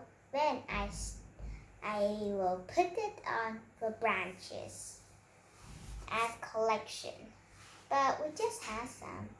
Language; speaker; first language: English; non-native, learner; Vietnamese